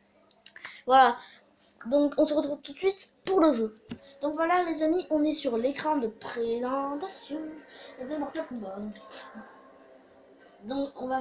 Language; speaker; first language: French; native; French